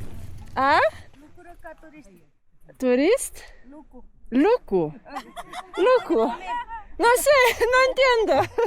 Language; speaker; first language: Spanish; non-native, learner; Lithuanian